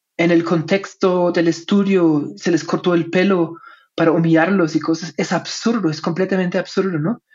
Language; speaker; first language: Spanish; non-native, fluent; German